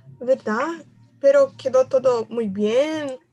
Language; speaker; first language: Spanish; non-native, learner; Portuguese